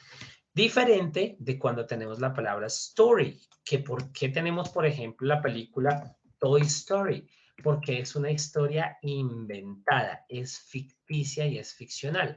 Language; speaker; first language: Spanish; native; Spanish